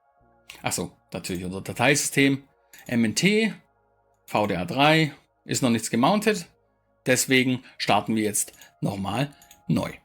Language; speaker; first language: German; native; German